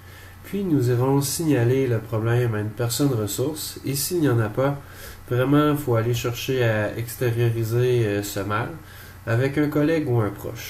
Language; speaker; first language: French; native; French